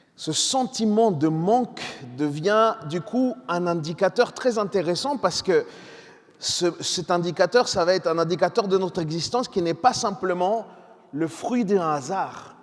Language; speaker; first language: French; non-native, fluent; Spanish